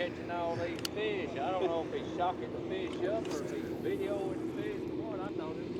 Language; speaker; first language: English; native; English